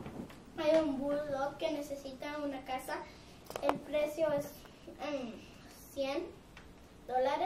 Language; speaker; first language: Spanish; non-native, learner; English